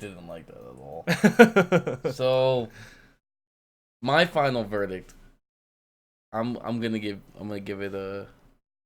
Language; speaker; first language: English; native; English